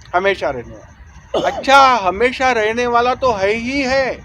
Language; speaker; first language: Hindi; non-native, local second language; Marathi